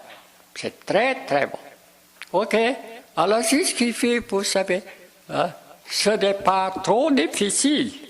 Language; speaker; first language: French; non-native, fluent; Vietnamese